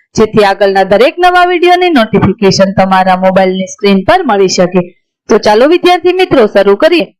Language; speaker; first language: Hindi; non-native, local second language; Gujarati